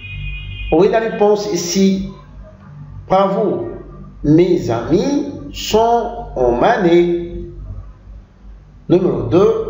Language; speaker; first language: French; non-native, fluent; Arabic